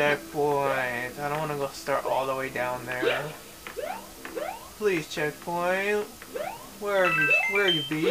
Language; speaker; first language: English; native; English